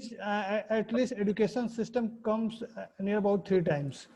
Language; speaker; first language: English; non-native, learner; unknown